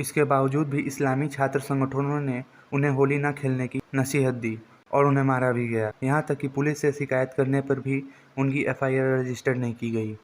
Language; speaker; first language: Hindi; native; Hindi